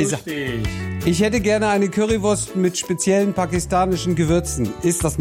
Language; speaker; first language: German; native; German